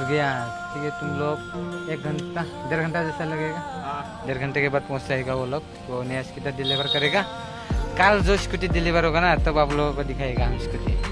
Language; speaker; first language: Hindi; non-native, local second language; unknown